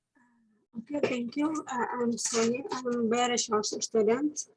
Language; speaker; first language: English; non-native, learner; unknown